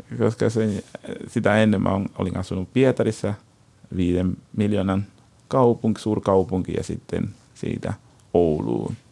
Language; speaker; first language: Finnish; non-native, fluent; Spanish